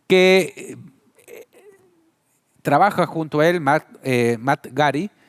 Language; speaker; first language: Spanish; native; Spanish